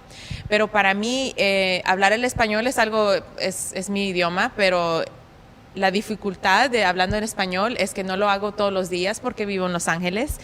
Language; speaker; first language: Spanish; early bilingual, heritage; Spanish